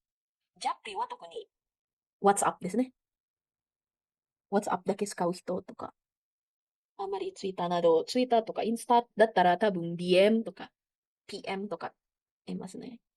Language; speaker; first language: Japanese; non-native, fluent; Indonesian